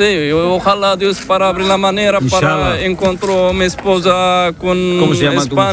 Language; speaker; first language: Spanish; non-native, learner; Arabic